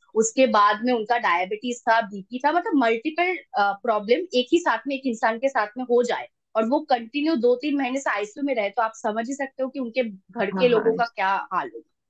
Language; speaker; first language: Hindi; non-native, local second language; Bangla